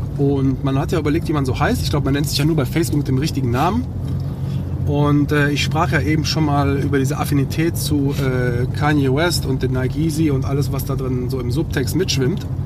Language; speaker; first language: German; early bilingual, other home language; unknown